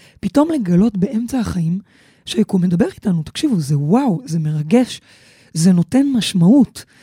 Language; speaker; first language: Hebrew; native; Hebrew